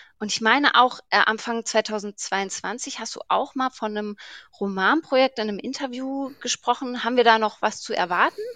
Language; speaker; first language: German; native; German